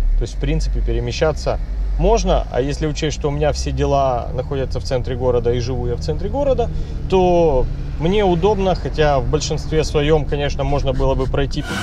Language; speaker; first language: Russian; native; Russian